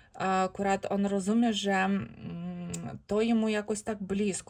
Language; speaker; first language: Polish; non-native, learner; Ukrainian